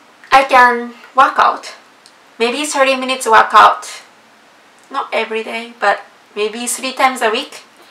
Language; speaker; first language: English; non-native, fluent; Japanese